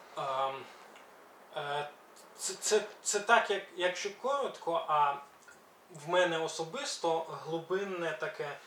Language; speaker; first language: Ukrainian; early bilingual, other home language; Belarusian